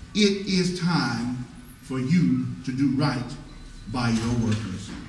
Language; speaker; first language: English; native; English